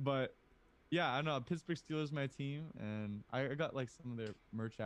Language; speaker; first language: English; native; English